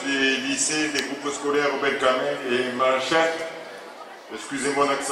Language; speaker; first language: French; native; French